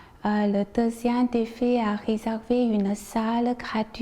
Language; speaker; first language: French; non-native, learner; Chinese